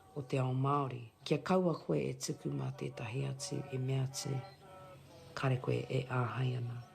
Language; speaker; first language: Māori; non-native, local second language; English